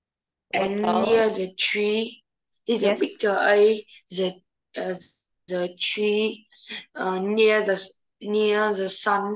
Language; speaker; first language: English; non-native, learner; Vietnamese